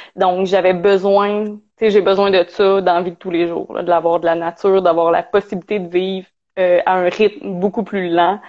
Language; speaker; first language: French; native; French